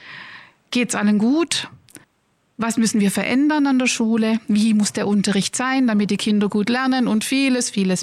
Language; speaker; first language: German; native; German